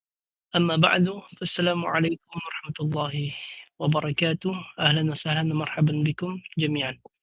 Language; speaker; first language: Arabic; non-native, fluent; Filipino